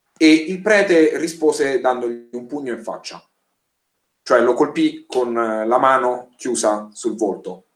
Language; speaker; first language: Italian; native; Italian